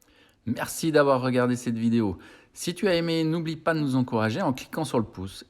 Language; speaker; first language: French; native; French